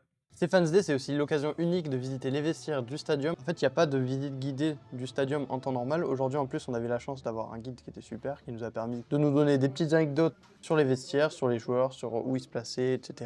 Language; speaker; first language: French; native; French